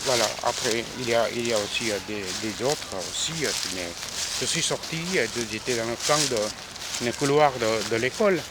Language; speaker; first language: French; non-native, fluent; Korean